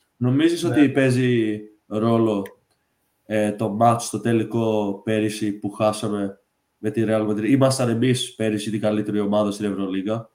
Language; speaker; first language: Greek; early bilingual, heritage; Greek